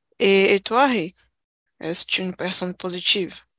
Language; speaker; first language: French; non-native, learner; Portuguese